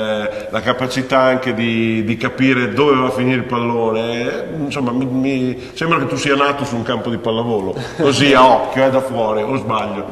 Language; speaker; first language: Italian; native; Italian